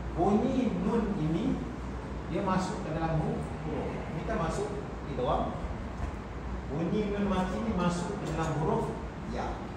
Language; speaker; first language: Malay; native; Malay